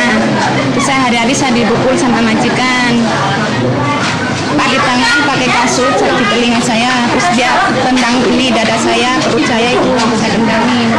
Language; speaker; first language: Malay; non-native, learner; Indonesian